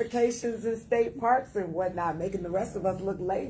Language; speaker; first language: English; native; English